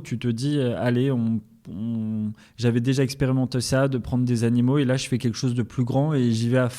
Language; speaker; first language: French; native; French